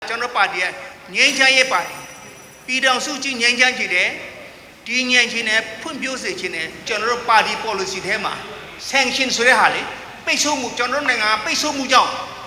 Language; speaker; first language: Burmese; non-native, local second language; Shan